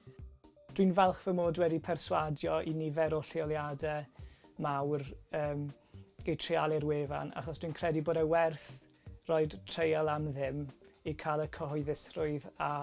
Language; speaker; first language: Welsh; native; Welsh